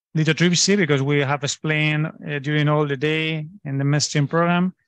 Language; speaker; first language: English; non-native, fluent; Spanish